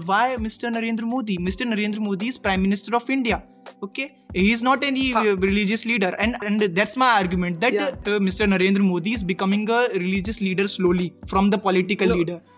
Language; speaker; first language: English; non-native, local second language; Hindi